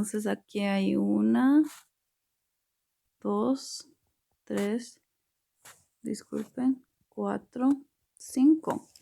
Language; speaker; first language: Spanish; early bilingual, heritage; Spanish